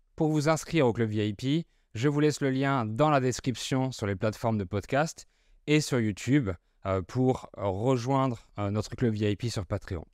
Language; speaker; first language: French; native; French